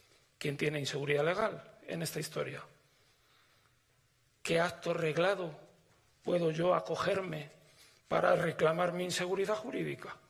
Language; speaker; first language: Spanish; native; Spanish